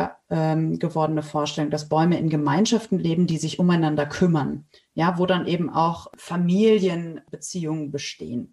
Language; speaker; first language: German; native; German